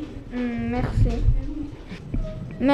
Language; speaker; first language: French; non-native, learner; Spanish